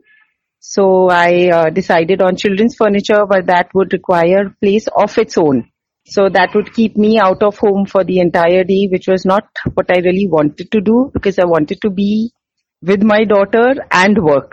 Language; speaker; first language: English; non-native, local second language; Hindi